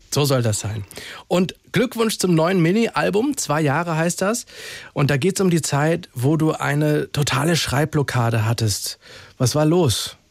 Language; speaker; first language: German; native; German